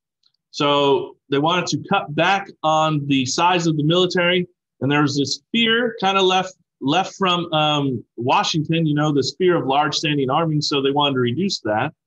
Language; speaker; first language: English; native; English